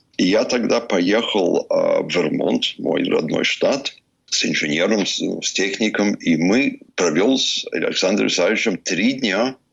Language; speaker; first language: Russian; early bilingual, heritage; English